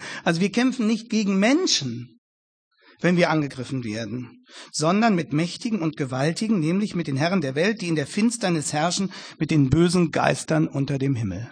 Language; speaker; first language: German; native; German